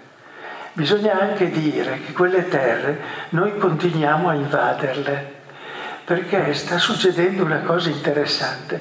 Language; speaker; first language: Italian; native; Italian